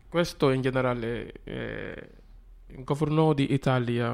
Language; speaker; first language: Italian; non-native, learner; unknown